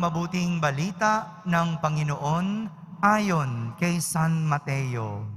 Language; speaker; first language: Filipino; native; Filipino